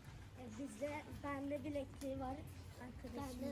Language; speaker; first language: Turkish; non-native, learner; Kazakh